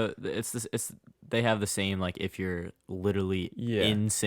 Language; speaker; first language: English; native; English